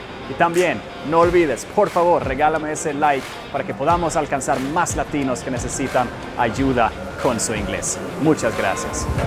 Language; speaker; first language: Spanish; non-native, fluent; English